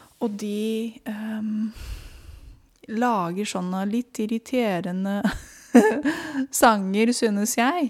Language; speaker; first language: Norwegian; non-native, fluent; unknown